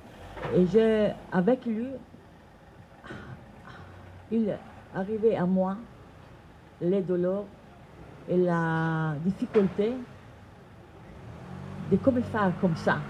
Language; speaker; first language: French; non-native, fluent; Italian